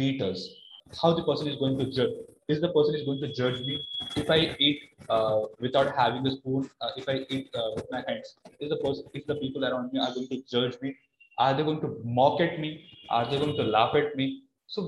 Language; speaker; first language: English; non-native, local second language; Odia